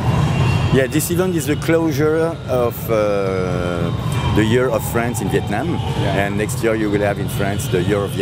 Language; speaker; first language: English; non-native, fluent; French